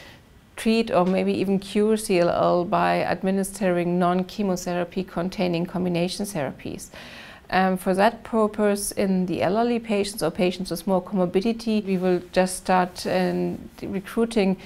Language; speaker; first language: English; non-native, fluent; German